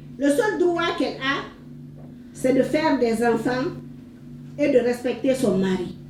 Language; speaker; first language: French; non-native, local second language; Fula